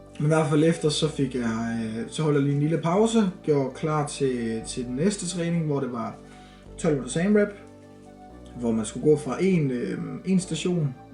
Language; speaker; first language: Danish; native; Danish